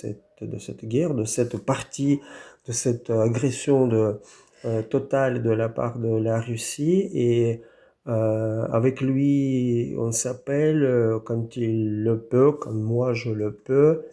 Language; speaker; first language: French; non-native, fluent; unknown